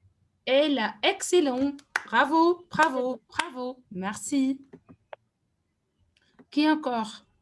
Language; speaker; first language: French; non-native, fluent; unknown